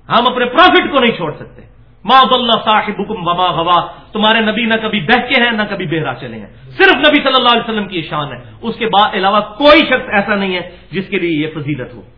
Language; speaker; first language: Urdu; non-native, local second language; Punjabi